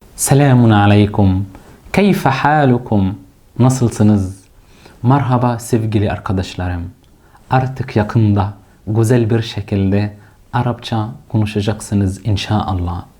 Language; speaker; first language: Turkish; non-native, fluent; Arabic